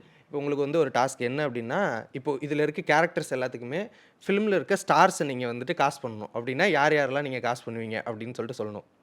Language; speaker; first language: Tamil; native; Tamil